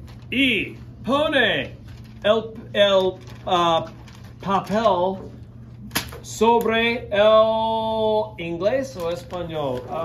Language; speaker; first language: Spanish; non-native, fluent; English